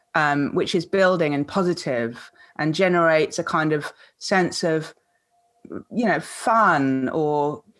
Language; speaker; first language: English; native; English